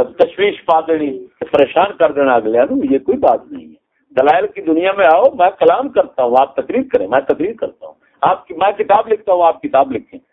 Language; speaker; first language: Urdu; non-native, local second language; Punjabi